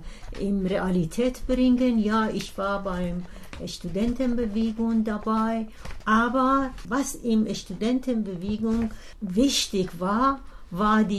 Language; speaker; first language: German; non-native, learner; Persian